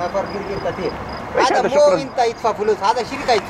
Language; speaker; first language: Arabic; non-native, learner; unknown